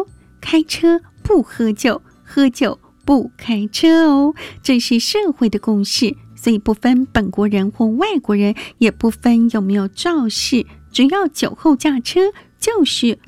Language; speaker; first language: Chinese; native; Chinese